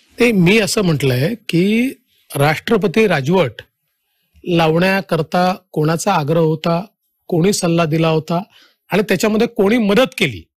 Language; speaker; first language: Marathi; native; Marathi